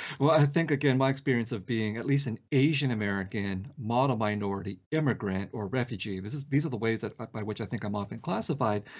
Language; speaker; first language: English; early bilingual, other home language; Vietnamese